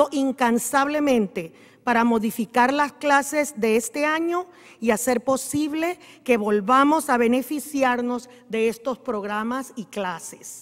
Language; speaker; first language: Spanish; native; Spanish